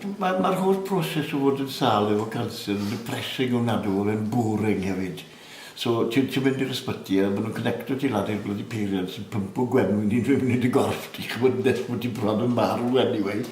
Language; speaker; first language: Welsh; native; Welsh